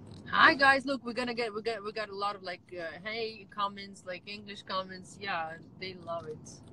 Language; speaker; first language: English; non-native, fluent; Russian